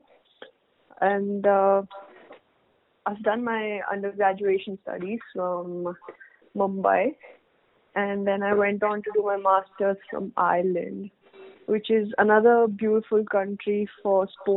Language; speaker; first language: English; non-native, local second language; Hindi